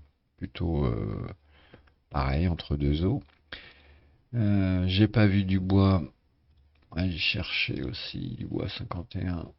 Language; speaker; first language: French; native; French